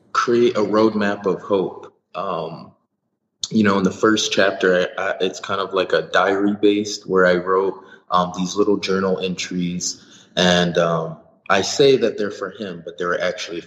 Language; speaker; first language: English; native; English